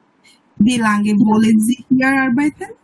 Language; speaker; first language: German; non-native, learner; Bangla